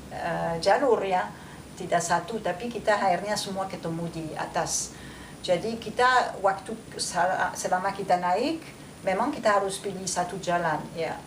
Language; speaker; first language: Indonesian; non-native, fluent; French